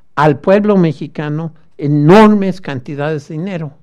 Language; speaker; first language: Spanish; non-native, fluent; English